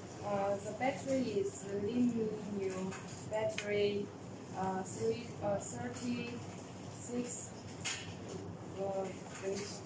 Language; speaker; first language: English; non-native, learner; Chinese